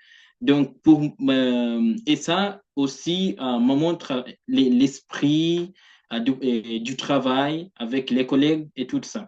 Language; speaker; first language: French; non-native, fluent; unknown